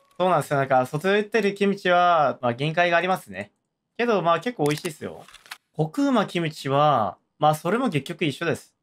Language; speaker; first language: Japanese; non-native, fluent; Korean